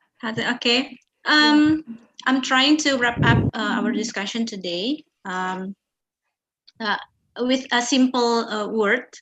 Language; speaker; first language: English; non-native, fluent; Indonesian